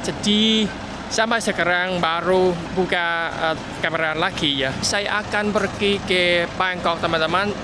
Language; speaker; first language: Indonesian; non-native, fluent; Vietnamese